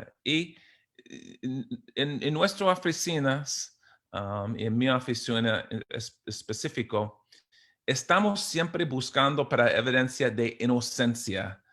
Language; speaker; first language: Spanish; non-native, fluent; English